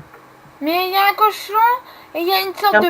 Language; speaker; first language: French; native; French